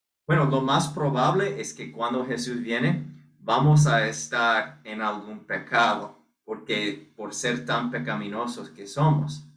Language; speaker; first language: Spanish; non-native, fluent; English